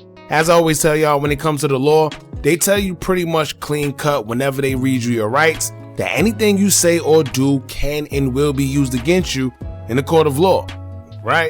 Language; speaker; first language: English; native; English